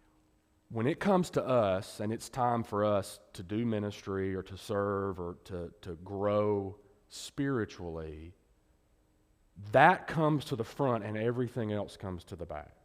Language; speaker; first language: English; native; English